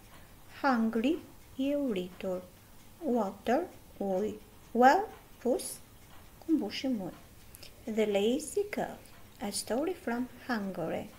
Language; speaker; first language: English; non-native, fluent; Albanian